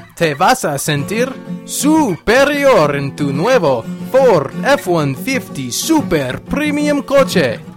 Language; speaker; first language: Spanish; non-native, learner; English